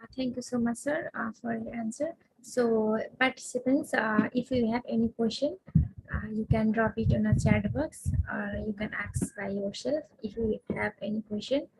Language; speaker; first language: English; non-native, local second language; Nepali